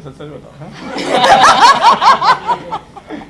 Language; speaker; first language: Hindi; native; Hindi